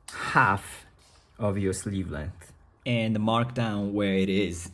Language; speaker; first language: English; non-native, fluent; Japanese